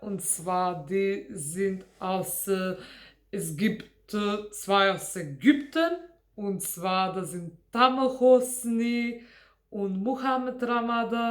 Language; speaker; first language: German; non-native, fluent; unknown